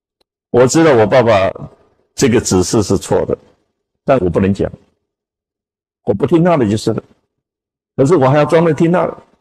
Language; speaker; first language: Chinese; native; Chinese